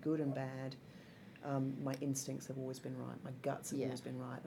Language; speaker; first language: English; native; English